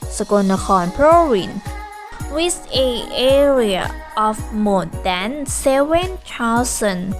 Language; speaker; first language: English; non-native, learner; Thai